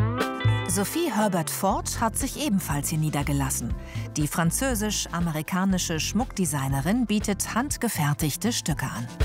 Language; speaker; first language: German; native; German